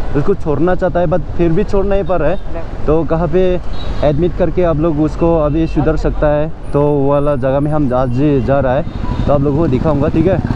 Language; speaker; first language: Hindi; non-native, local second language; Garo